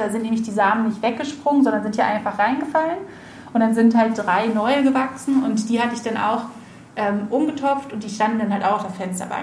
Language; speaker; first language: German; native; German